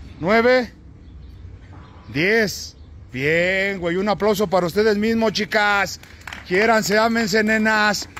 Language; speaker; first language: Spanish; native; Spanish